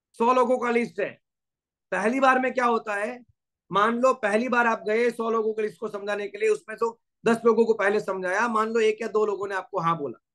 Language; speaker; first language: Hindi; non-native, local second language; Gujarati